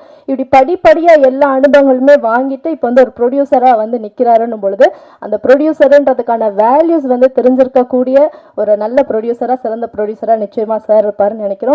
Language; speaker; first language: Tamil; native; Tamil